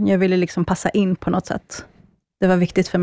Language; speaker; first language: Swedish; early bilingual, other home language; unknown